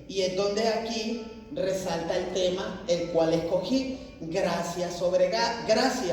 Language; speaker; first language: Spanish; native; Spanish